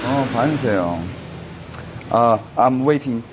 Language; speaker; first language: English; non-native, learner; Korean